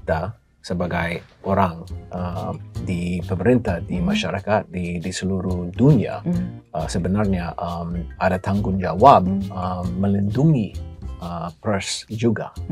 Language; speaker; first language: Indonesian; non-native, fluent; English